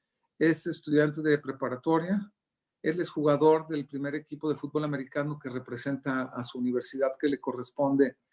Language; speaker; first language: Spanish; native; Spanish